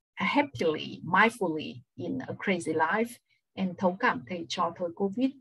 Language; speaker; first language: English; non-native, fluent; Vietnamese